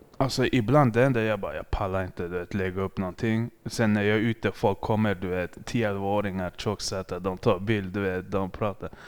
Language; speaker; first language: Swedish; early bilingual, other home language; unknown